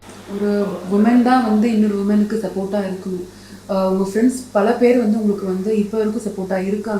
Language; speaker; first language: Tamil; native; Tamil